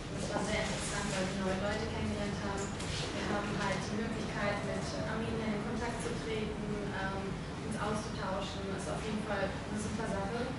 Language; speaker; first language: German; early bilingual, other home language; Armenian